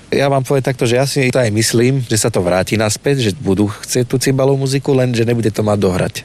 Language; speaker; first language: Slovak; native; Slovak